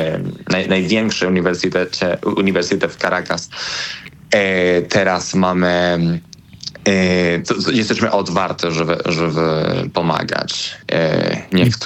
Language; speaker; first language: Polish; non-native, learner; Spanish